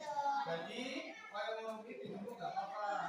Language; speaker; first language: Indonesian; non-native, local second language; Javanese